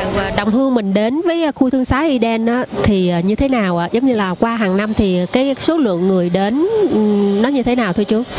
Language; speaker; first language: Vietnamese; native; Vietnamese